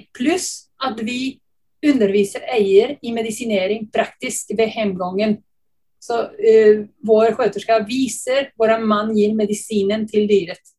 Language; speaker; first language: Norwegian; non-native, fluent; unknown